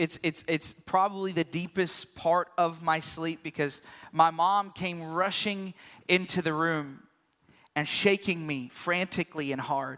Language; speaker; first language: English; native; English